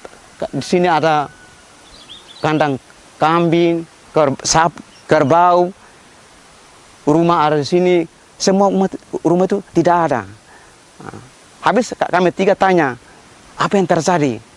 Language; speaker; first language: Indonesian; non-native, local second language; Tetum